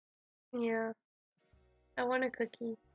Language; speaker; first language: English; native; English